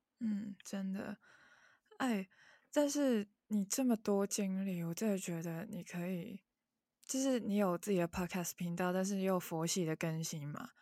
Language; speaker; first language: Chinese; non-native, local second language; Cantonese